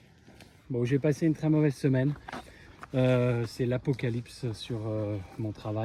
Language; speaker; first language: French; native; French